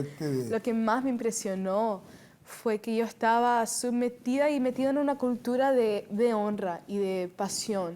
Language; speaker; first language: Spanish; early bilingual, heritage; Spanish